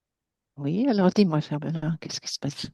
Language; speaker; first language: French; native; French